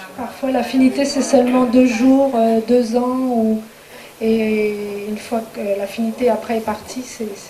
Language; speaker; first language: French; native; French